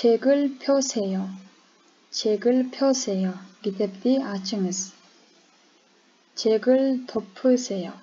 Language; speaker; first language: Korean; non-native, fluent; Kyrgyz